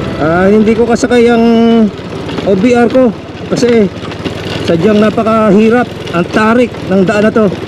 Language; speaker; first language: Filipino; native; Filipino